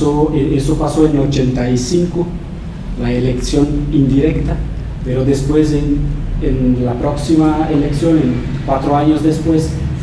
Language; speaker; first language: Spanish; non-native, fluent; Portuguese